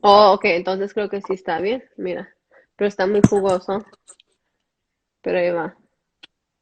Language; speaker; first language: Spanish; early bilingual, heritage; Spanish